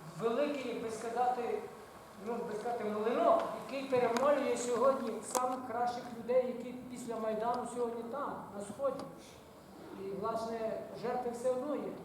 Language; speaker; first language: Ukrainian; native; Ukrainian